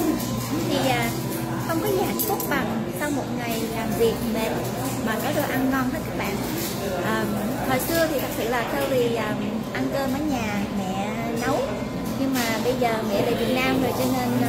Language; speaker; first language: Vietnamese; early bilingual, heritage; Vietnamese